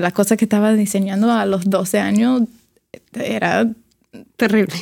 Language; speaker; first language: Spanish; early bilingual, other home language; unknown